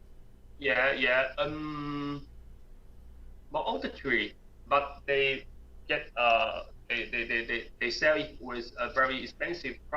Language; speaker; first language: English; non-native, learner; Chinese